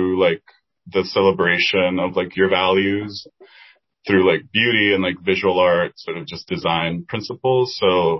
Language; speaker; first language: English; non-native, fluent; Spanish